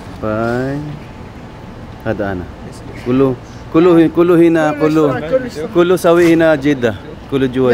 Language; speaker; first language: Arabic; non-native, learner; Filipino